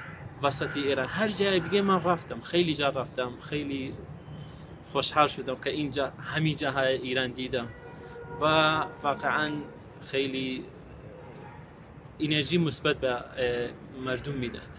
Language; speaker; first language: Persian; non-native, learner; Kurdish